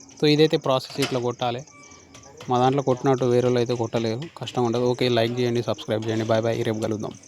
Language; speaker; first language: Telugu; non-native, local second language; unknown